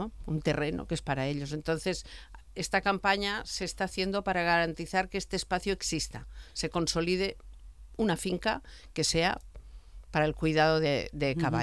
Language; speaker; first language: Spanish; non-native, local second language; Catalan